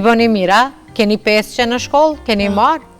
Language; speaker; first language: Albanian; native; Albanian